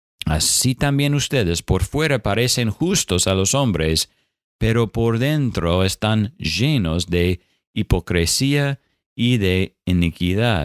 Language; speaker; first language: Spanish; non-native, fluent; English